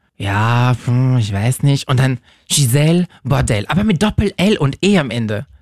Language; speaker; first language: German; non-native, fluent; French